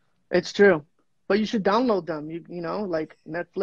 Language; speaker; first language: English; non-native, fluent; Spanish